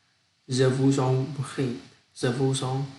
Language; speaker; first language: French; non-native, learner; Vietnamese